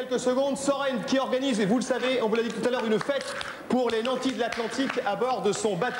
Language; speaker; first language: French; native; French